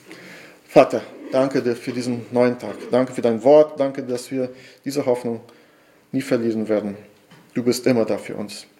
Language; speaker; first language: German; non-native, fluent; Portuguese